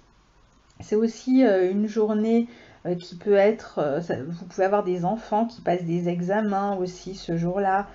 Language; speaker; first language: French; native; French